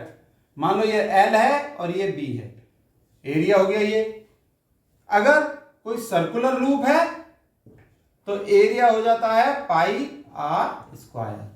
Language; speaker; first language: Hindi; native; Hindi